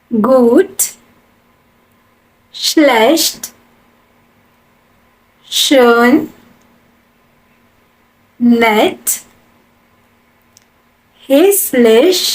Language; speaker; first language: German; non-native, learner; Hindi